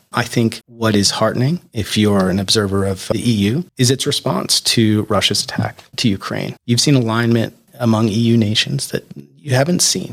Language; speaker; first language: English; native; English